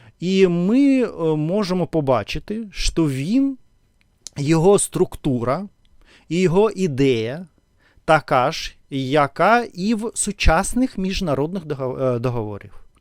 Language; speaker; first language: Ukrainian; non-native, fluent; Russian